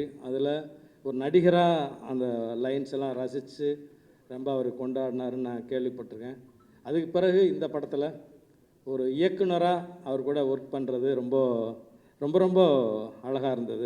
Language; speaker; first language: Tamil; native; Tamil